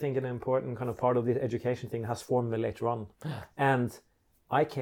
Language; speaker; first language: English; non-native, fluent; Norwegian